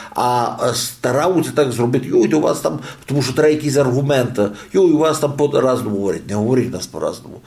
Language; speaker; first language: Ukrainian; native; Ukrainian